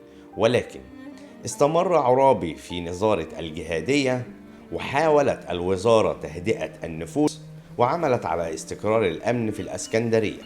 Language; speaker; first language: Arabic; native; Arabic